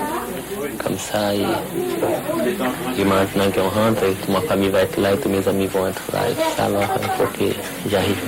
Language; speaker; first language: French; non-native, fluent; Portuguese